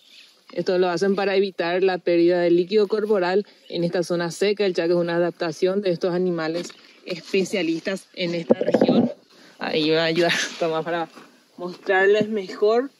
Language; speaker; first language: Spanish; native; Spanish